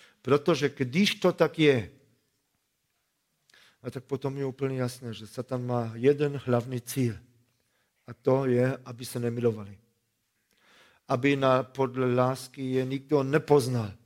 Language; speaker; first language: Czech; non-native, fluent; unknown